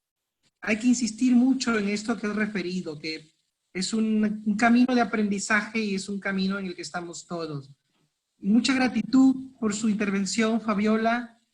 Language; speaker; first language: Spanish; native; Spanish